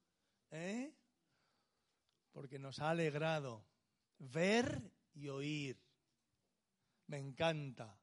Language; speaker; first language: Spanish; native; Spanish